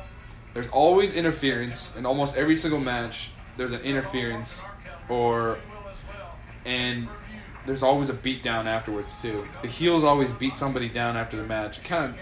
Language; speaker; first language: English; native; English